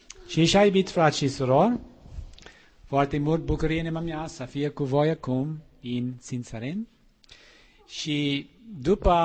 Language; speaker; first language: Romanian; non-native, learner; English